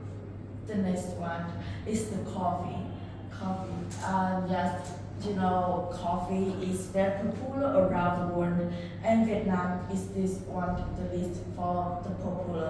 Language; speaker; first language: English; non-native, learner; Vietnamese